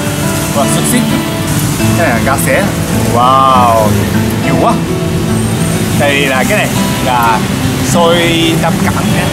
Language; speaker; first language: Vietnamese; non-native, learner; Japanese